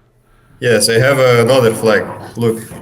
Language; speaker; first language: English; non-native, fluent; Portuguese